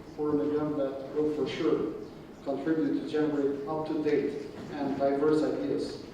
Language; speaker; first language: English; non-native, fluent; Albanian